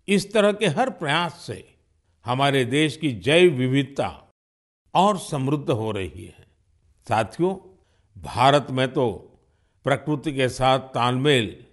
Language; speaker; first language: Hindi; non-native, local second language; Gujarati